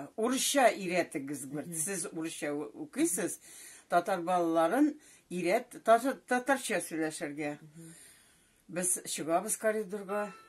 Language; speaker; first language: Tatar; non-native, local second language; Russian